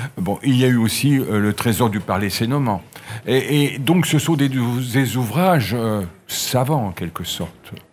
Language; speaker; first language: French; native; French